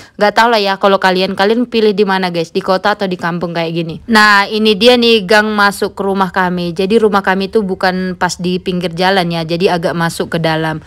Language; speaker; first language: Indonesian; native; Indonesian